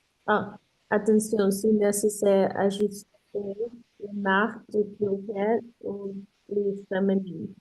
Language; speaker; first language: French; non-native, learner; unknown